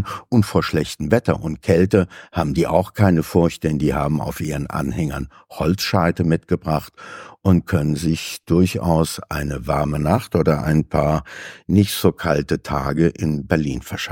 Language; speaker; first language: German; native; German